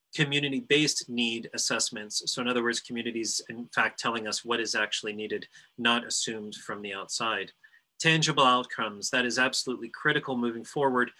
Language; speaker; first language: English; native; English